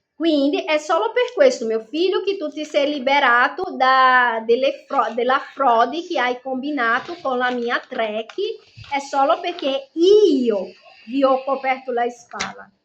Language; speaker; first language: Italian; non-native, fluent; Portuguese